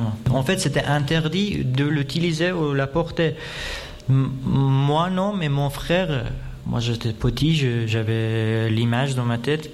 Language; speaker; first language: French; non-native, fluent; Persian